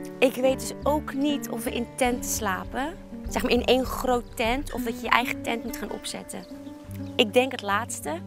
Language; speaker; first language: Dutch; early bilingual, other home language; Arabic